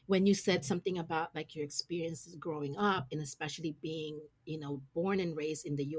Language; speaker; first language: English; non-native, local second language; Filipino